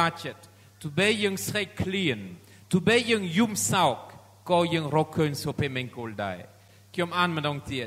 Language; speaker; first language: Khmer; non-native, fluent; French